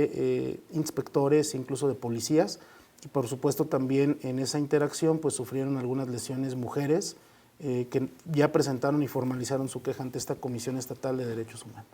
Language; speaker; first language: Spanish; native; Spanish